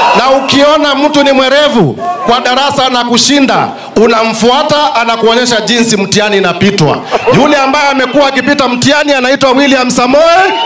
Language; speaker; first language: Swahili; non-native, local second language; Kamba